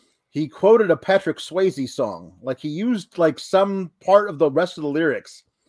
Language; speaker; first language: English; native; English